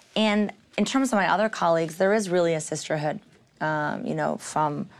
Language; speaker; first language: English; native; English